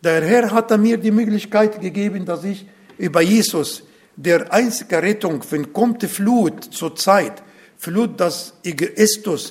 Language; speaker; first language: German; non-native, learner; Arabic